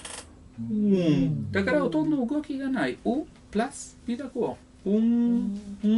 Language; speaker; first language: Japanese; non-native, learner; Italian